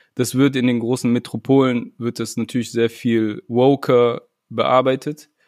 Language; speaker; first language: German; native; German